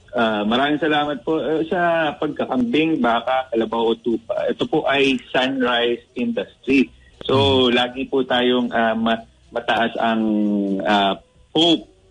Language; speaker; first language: Filipino; native; Filipino